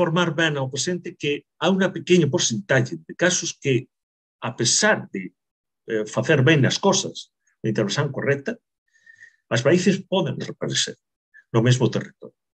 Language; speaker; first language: Spanish; native; Spanish